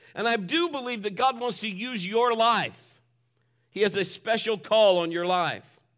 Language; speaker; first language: English; native; English